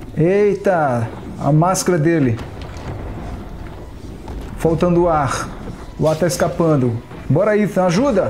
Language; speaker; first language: Portuguese; native; Portuguese